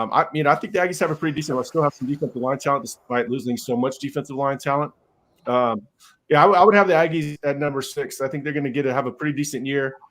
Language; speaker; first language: English; native; English